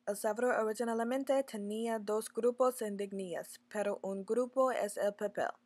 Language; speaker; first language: Spanish; non-native, learner; English